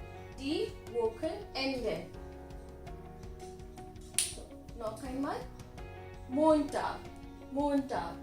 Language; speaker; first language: German; non-native, fluent; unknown